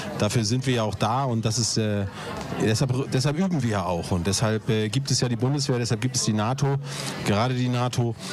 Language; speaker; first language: German; native; German